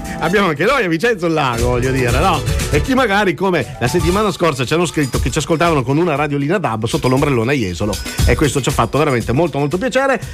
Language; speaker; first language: Italian; native; Italian